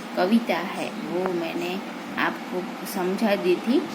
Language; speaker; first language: Hindi; non-native, local second language; Gujarati